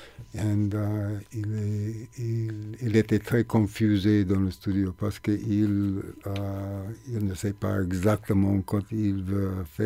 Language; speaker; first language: French; non-native, learner; English